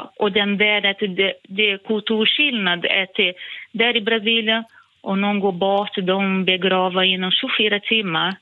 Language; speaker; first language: Swedish; non-native, fluent; Portuguese